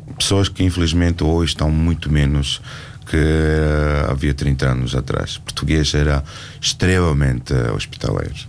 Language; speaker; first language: Portuguese; non-native, fluent; Georgian